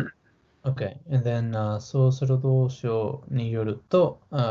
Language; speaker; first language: Japanese; non-native, learner; English